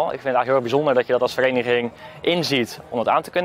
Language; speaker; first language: Dutch; native; Dutch